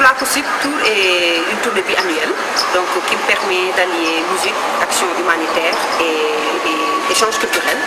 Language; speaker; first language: French; non-native, local second language; Wolof